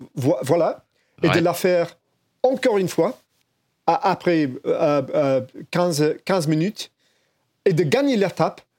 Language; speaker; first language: French; non-native, fluent; English